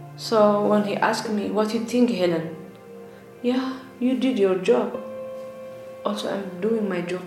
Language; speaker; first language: English; non-native, learner; Tigrinya